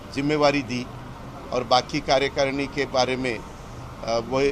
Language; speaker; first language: Hindi; non-native, local second language; Marathi